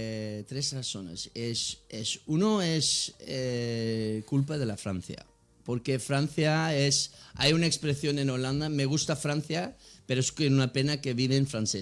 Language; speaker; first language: Spanish; non-native, fluent; Dutch